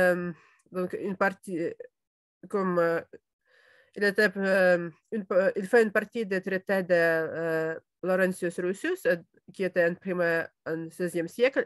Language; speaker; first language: French; non-native, fluent; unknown